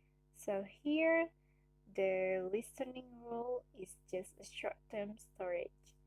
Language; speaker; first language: English; non-native, learner; Indonesian